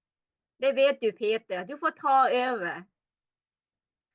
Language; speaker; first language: Swedish; non-native, learner; Thai